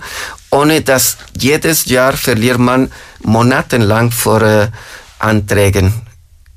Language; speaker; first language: German; non-native, fluent; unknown